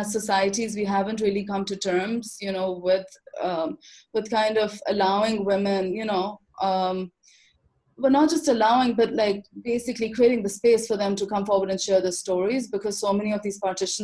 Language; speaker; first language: English; non-native, local second language; Urdu